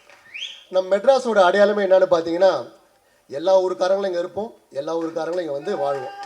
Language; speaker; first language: Tamil; native; Tamil